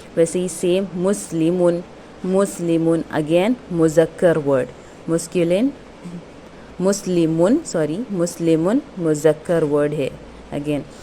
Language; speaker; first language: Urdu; native; Urdu